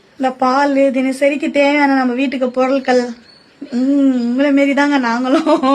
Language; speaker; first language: Tamil; non-native, local second language; Urdu